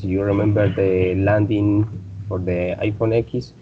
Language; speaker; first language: English; non-native, learner; Spanish